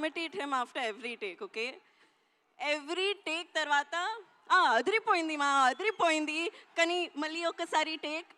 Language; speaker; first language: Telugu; non-native, learner; Hindi